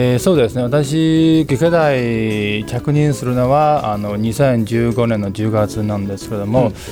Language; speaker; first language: Japanese; non-native, fluent; Chinese